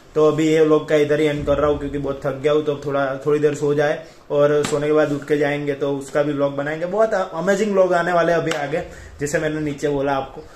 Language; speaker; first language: Hindi; native; Hindi